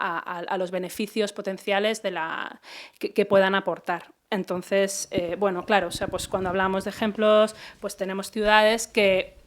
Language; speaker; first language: Spanish; native; Spanish